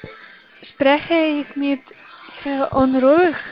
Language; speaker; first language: German; non-native, learner; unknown